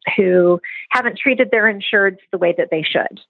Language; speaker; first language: English; native; English